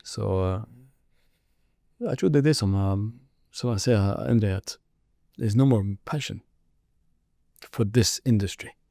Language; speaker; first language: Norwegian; non-native, learner; Arabic